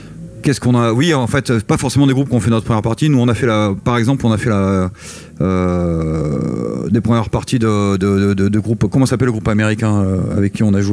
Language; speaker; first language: French; native; French